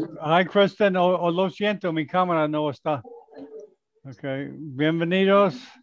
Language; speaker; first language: Spanish; non-native, learner; English